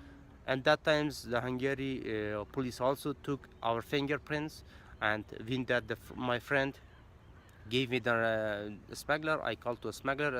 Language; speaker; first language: English; non-native, learner; Persian